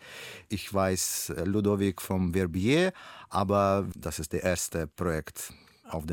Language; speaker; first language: German; non-native, learner; Russian